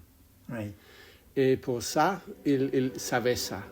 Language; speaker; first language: French; non-native, learner; English